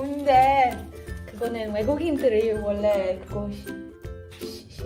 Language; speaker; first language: Korean; non-native, learner; Polish